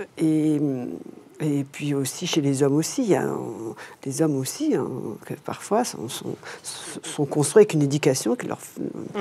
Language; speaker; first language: French; native; French